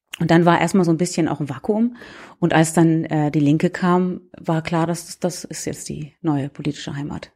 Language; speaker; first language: German; native; German